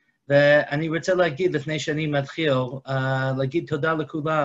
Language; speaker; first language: Hebrew; non-native, fluent; English